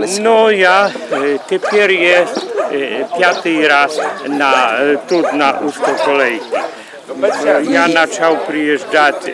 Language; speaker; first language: Polish; non-native, learner; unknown